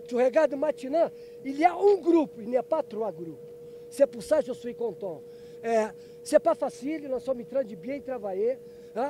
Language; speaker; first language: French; non-native, learner; Portuguese